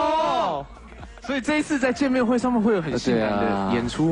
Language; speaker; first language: Chinese; native; Chinese